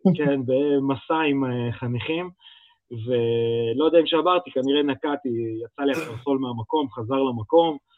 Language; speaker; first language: Hebrew; early bilingual, other home language; Russian